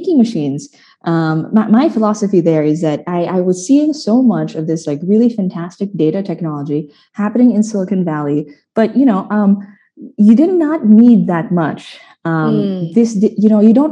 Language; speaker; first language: English; non-native, local second language; Filipino